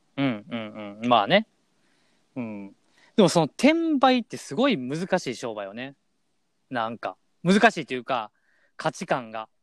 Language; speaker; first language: Japanese; native; Japanese